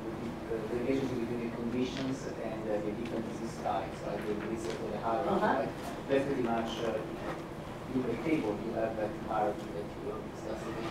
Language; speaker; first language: English; non-native, fluent; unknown